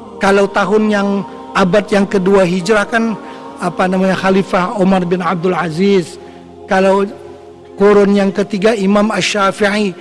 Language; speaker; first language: Indonesian; non-native, local second language; Banjar